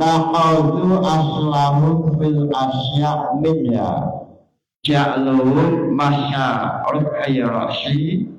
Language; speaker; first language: Arabic; non-native, fluent; Indonesian